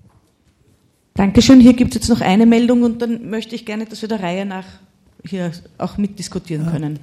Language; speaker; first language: German; native; German